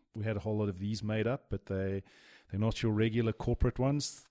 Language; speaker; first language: English; native; English